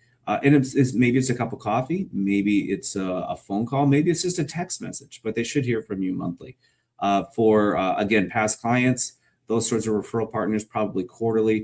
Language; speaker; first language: English; native; English